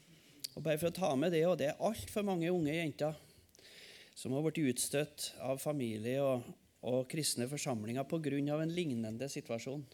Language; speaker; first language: Norwegian; native; Norwegian